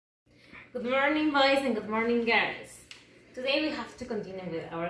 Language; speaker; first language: English; non-native, learner; Spanish